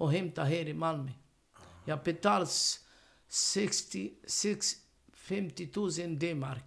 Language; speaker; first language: Swedish; non-native, learner; Romany